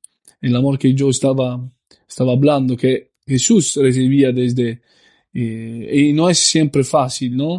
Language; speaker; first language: Spanish; non-native, fluent; Italian